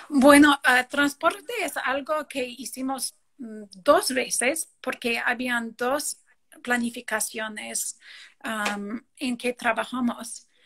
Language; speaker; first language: Spanish; non-native, fluent; English